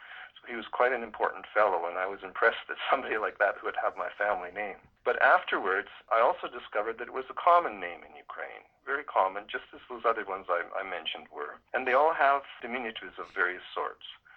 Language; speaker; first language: English; native; English